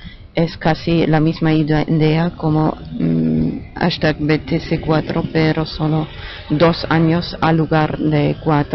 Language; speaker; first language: Spanish; non-native, learner; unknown